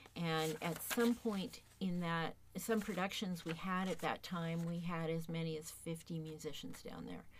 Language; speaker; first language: English; native; English